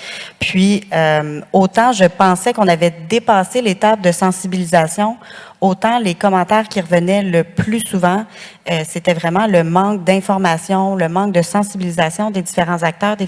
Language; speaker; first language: French; native; French